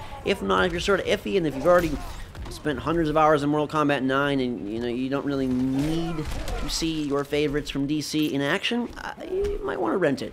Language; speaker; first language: English; native; English